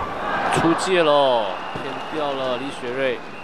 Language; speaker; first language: Chinese; native; Chinese